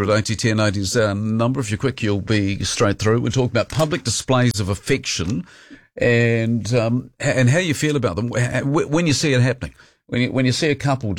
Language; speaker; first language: English; native; English